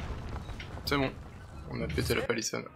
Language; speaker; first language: French; native; French